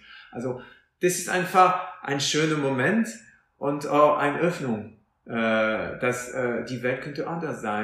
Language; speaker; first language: German; non-native, fluent; French